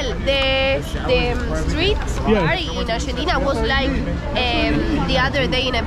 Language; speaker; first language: English; non-native, learner; Spanish